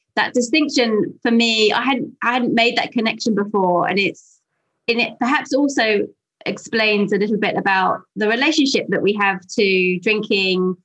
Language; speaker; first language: English; native; English